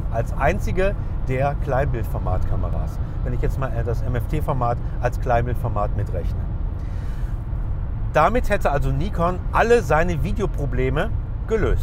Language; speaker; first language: German; native; German